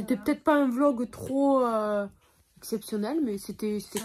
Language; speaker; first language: French; native; French